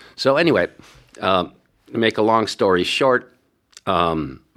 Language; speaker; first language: English; early bilingual, other home language; Hungarian